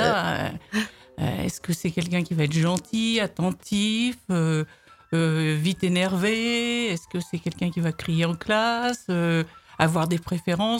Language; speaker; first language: French; native; French